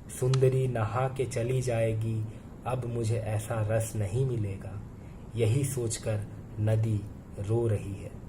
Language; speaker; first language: Hindi; non-native, local second language; Bangla